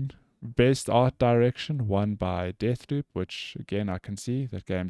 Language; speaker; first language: English; native; English